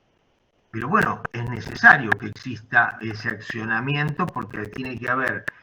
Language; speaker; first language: Spanish; native; Spanish